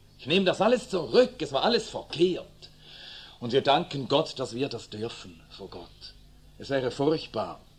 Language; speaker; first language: German; early bilingual, other home language; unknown